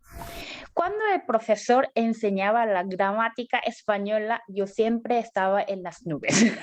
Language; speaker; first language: Spanish; non-native, learner; Korean